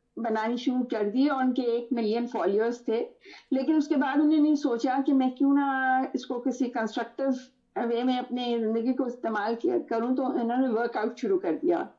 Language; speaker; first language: Urdu; native; Urdu